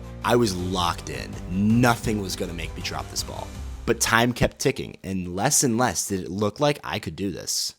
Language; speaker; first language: English; native; English